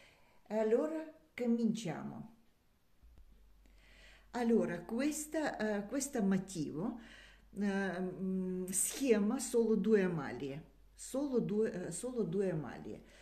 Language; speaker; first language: Italian; non-native, learner; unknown